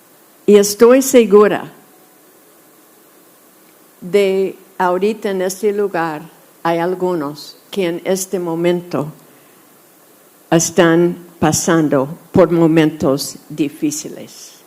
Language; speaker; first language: Spanish; non-native, fluent; English